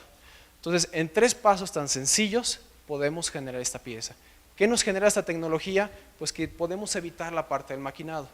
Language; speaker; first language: Spanish; native; Spanish